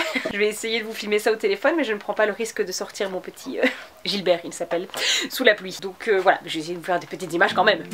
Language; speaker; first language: French; native; French